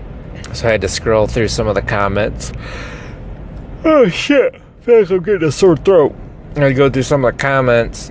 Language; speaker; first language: English; native; English